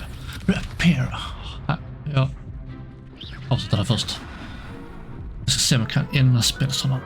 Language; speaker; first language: Swedish; non-native, learner; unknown